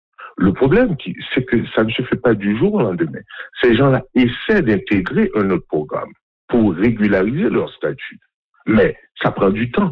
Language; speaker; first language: French; non-native, local second language; Haitian Creole